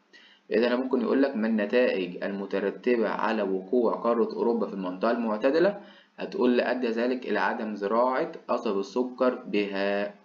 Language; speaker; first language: Arabic; native; Arabic